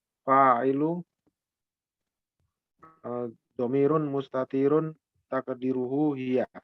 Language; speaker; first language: Arabic; non-native, learner; Indonesian